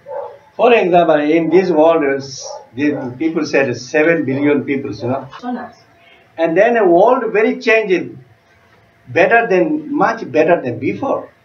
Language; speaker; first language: English; non-native, learner; Tibetan